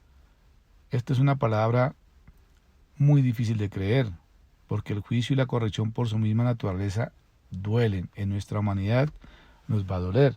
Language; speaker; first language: Spanish; native; Spanish